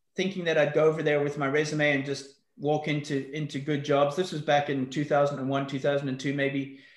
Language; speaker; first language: English; native; English